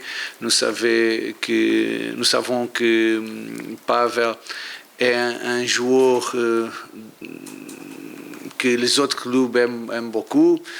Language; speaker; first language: French; non-native, learner; Portuguese